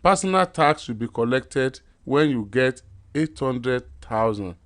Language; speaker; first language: English; non-native, local second language; Yoruba